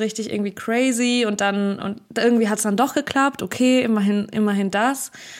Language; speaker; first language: German; early bilingual, other home language; Russian